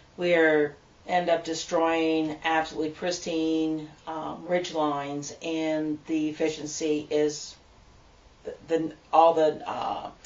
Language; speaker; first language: English; native; English